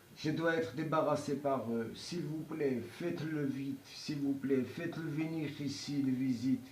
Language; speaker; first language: French; non-native, learner; Georgian